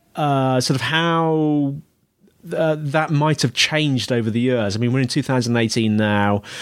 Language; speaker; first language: English; native; English